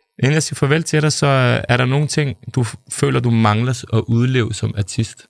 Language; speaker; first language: Danish; native; Danish